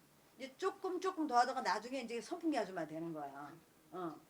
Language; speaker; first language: Korean; native; Korean